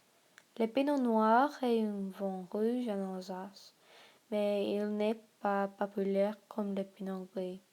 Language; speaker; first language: French; non-native, learner; English